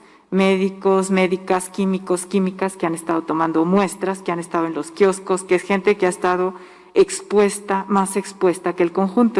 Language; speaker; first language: Spanish; native; Spanish